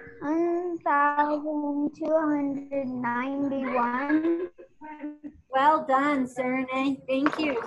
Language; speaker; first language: English; native; English